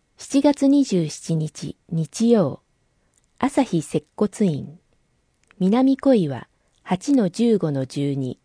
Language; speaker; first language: Japanese; native; Japanese